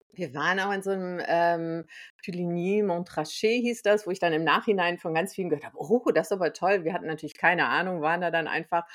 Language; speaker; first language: German; native; German